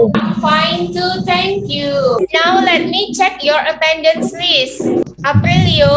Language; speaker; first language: English; non-native, learner; Indonesian